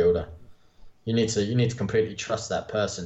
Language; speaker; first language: English; native; English